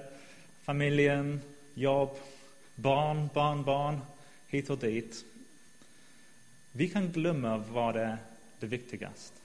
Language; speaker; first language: Swedish; non-native, fluent; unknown